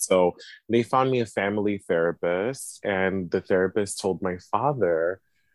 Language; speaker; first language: English; native; English